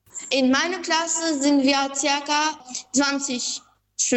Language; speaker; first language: German; non-native, learner; Albanian